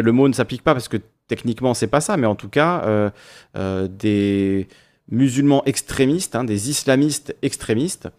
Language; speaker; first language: French; native; French